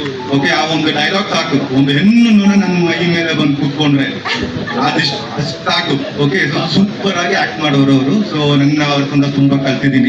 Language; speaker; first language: Kannada; non-native, local second language; Malayalam